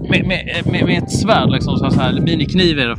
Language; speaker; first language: Swedish; native; Swedish